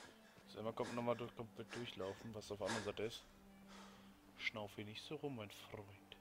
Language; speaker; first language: German; native; German